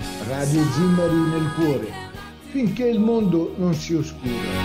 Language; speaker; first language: Italian; native; Italian